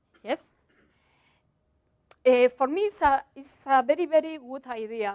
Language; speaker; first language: English; non-native, learner; Spanish